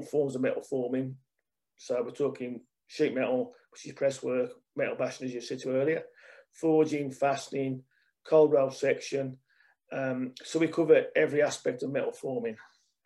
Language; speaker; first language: English; native; English